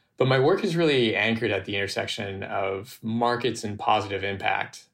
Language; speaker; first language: English; native; English